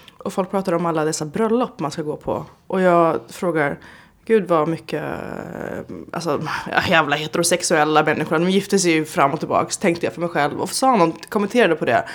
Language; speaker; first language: Swedish; early bilingual, other home language; Persian